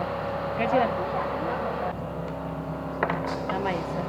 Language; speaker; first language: Chinese; native; Chinese